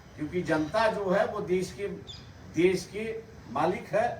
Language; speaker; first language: Hindi; non-native, local second language; Marathi